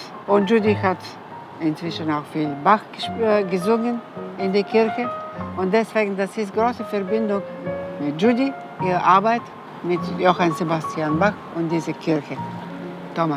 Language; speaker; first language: German; non-native, fluent; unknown